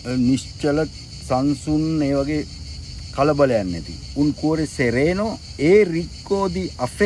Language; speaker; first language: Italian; non-native, fluent; Sinhala